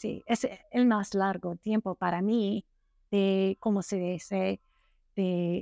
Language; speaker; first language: Spanish; non-native, learner; English